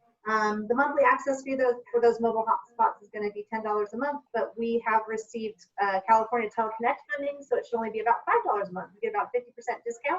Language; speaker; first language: English; native; English